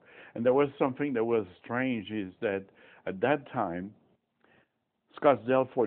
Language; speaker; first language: English; non-native, fluent; French